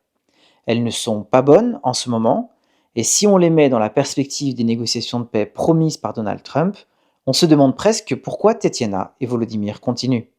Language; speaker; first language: French; native; French